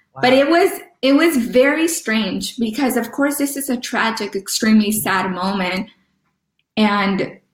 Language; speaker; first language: English; early bilingual, other home language; Spanish